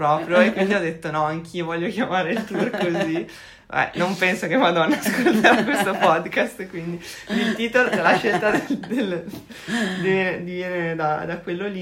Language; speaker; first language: Italian; native; Italian